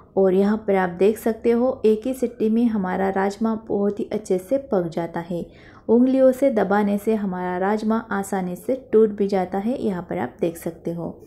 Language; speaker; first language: Hindi; non-native, local second language; Marathi